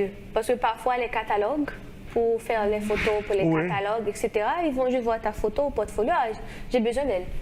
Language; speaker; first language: French; non-native, local second language; Haitian Creole